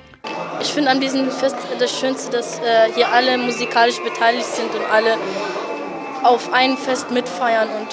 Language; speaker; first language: German; early bilingual, other home language; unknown